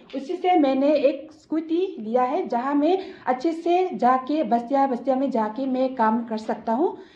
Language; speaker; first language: Hindi; non-native, local second language; Garo